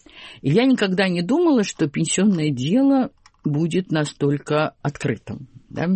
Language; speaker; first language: Russian; native; Russian